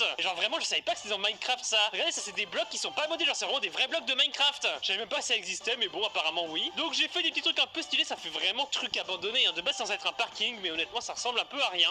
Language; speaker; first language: French; native; French